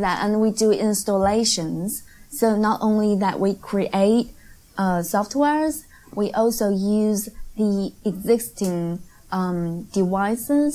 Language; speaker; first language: English; non-native, fluent; Chinese